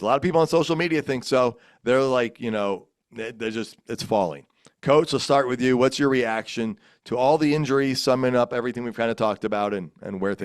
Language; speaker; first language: English; native; English